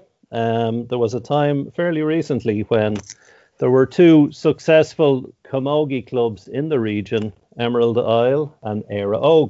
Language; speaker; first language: English; native; English